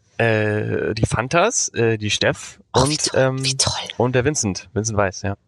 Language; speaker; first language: German; early bilingual, heritage; German